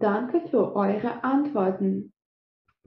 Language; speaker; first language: German; non-native, fluent; Russian